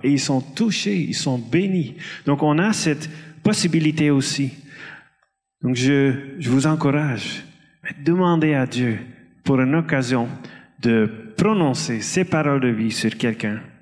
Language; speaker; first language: French; non-native, fluent; Dutch